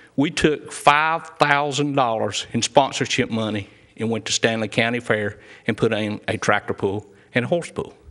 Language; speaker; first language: English; native; English